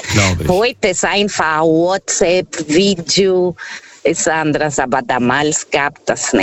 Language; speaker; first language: German; non-native, learner; Portuguese